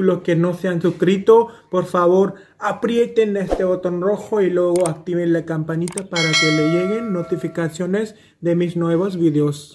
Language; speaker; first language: Spanish; non-native, fluent; Hindi